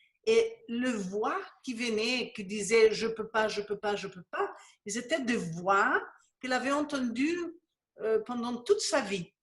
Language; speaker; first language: French; non-native, fluent; Spanish